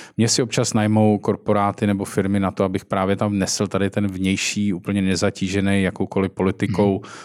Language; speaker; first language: Czech; native; Czech